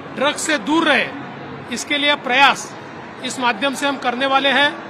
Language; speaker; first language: Hindi; non-native, local second language; Marathi